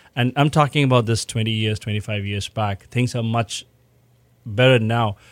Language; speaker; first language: English; non-native, local second language; Hindi